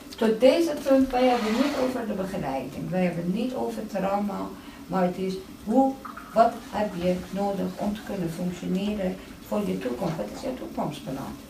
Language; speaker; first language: Dutch; non-native, fluent; Persian